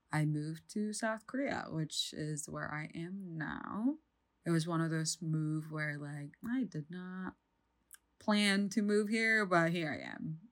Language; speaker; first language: English; non-native, fluent; Indonesian